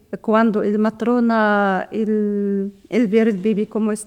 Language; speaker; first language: Spanish; non-native, learner; Arabic